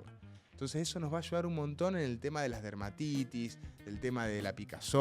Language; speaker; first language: Spanish; native; Spanish